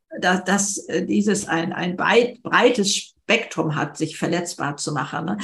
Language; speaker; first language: German; native; German